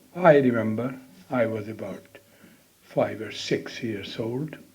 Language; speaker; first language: English; non-native, local second language; Hindi